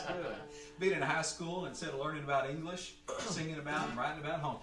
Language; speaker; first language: English; native; English